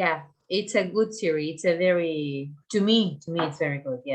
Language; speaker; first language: English; non-native, fluent; Spanish